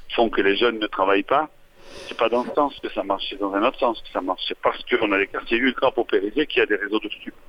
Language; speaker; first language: French; native; French